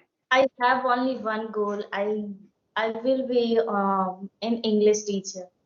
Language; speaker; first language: English; non-native, learner; Hindi